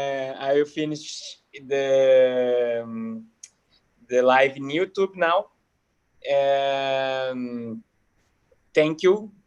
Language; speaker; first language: English; non-native, learner; Portuguese